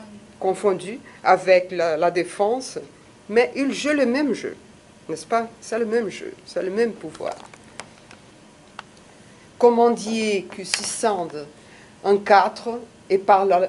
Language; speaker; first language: French; non-native, fluent; Portuguese